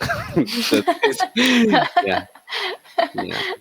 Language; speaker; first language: English; non-native, learner; Korean